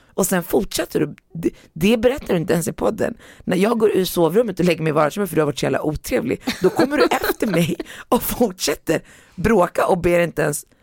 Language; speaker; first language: Swedish; native; Swedish